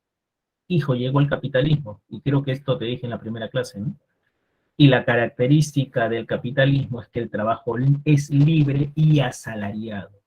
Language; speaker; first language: Spanish; native; Spanish